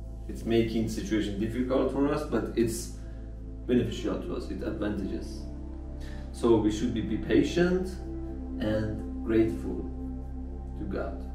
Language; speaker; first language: English; non-native, fluent; Persian